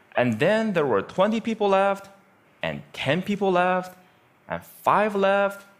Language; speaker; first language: English; non-native, fluent; Chinese